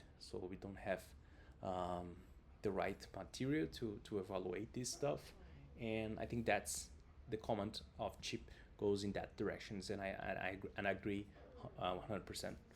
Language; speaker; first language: English; non-native, fluent; Portuguese